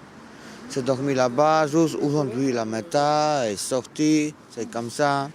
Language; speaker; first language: French; non-native, learner; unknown